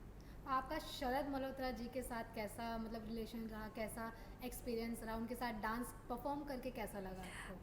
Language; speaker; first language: Hindi; native; Hindi